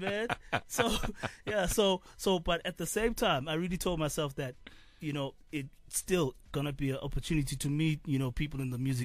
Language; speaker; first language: English; non-native, local second language; Swati